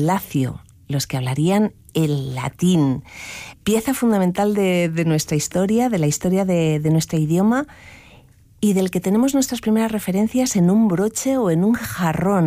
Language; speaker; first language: Spanish; native; Spanish